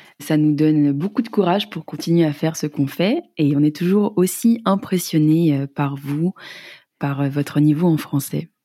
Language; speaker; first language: French; native; French